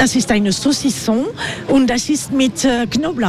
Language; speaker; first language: German; non-native, learner; French